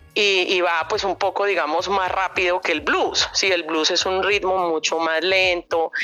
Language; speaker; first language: Spanish; native; Spanish